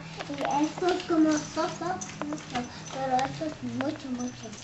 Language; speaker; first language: Spanish; early bilingual, heritage; English